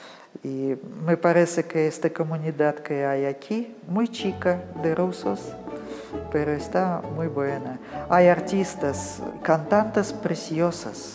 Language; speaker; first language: Spanish; non-native, fluent; Russian